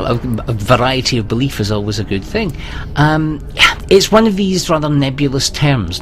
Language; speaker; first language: English; native; English